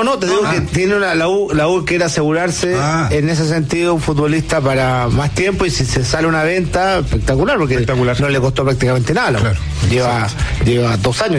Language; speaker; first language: Spanish; native; Spanish